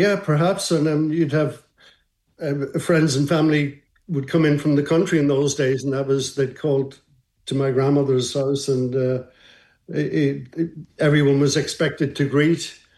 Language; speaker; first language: English; native; English